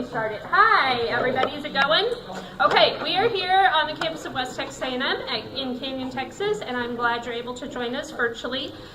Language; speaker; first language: English; native; English